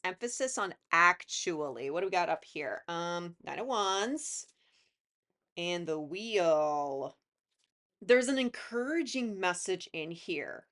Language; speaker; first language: English; native; English